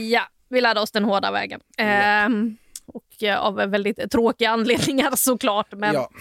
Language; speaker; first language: Swedish; native; Swedish